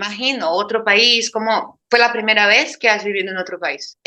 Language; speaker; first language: Spanish; non-native, fluent; Portuguese